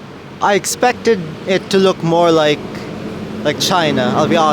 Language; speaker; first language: English; non-native, local second language; Filipino